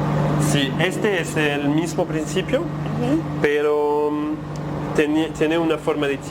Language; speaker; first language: Spanish; non-native, learner; French